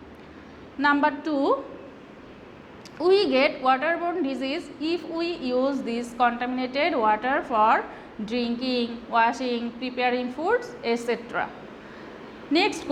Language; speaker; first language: English; non-native, local second language; Bangla